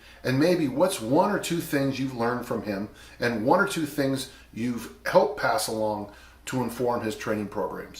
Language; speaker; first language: English; native; English